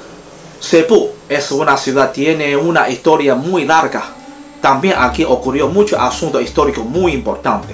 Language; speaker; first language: Spanish; non-native, fluent; Chinese